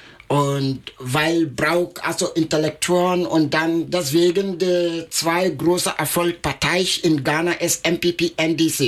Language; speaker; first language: German; non-native, learner; Akan